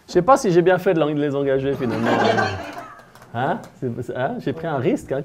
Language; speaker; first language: French; native; French